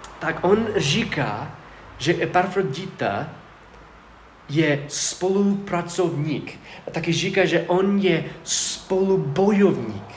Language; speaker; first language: Czech; non-native, fluent; English